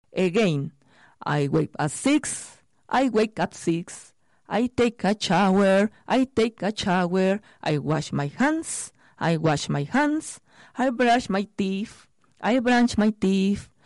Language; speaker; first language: English; non-native, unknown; Spanish